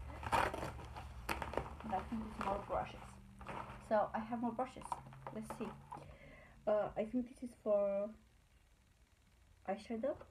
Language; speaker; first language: English; non-native, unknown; Romanian